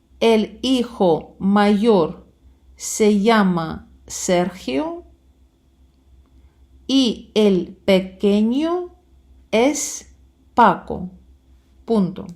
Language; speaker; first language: Spanish; non-native, fluent; Ukrainian